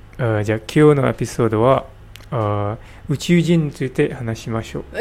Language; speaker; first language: Japanese; non-native, learner; English